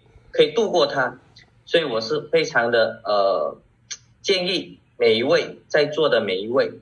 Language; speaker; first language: Chinese; early bilingual, heritage; Chinese